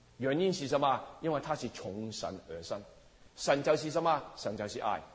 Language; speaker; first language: Chinese; non-native, local second language; Cantonese